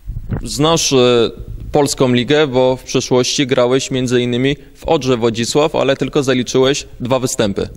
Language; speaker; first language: Polish; native; Polish